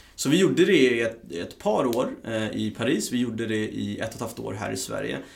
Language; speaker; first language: Swedish; early bilingual, other home language; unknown